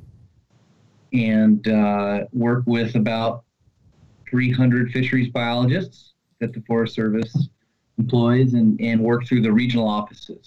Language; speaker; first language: English; native; English